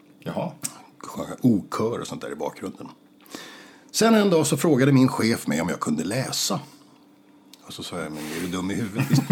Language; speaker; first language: Swedish; native; Swedish